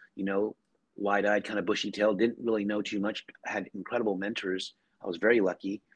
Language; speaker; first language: English; native; English